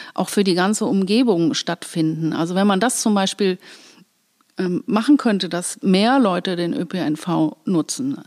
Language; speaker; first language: German; native; German